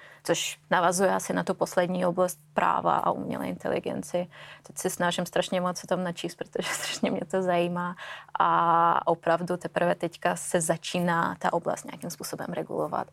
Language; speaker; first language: Czech; non-native, fluent; Russian